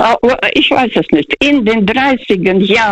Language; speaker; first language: German; non-native, learner; Russian